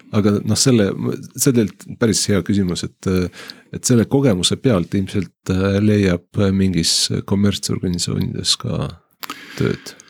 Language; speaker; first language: Estonian; non-native, local second language; Russian